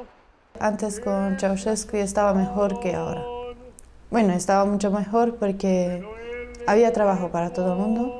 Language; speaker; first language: Spanish; non-native, fluent; Romanian